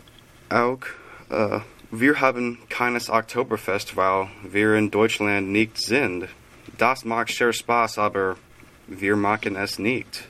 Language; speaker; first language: German; non-native, learner; English